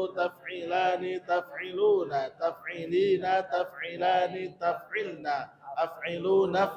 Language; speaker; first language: Arabic; non-native, learner; Indonesian